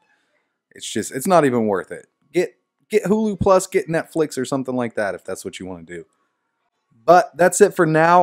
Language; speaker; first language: English; native; English